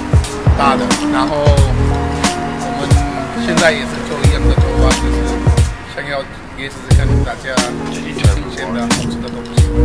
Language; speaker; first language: Chinese; non-native, fluent; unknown